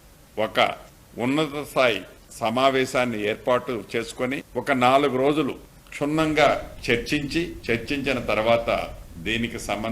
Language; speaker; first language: Telugu; native; Telugu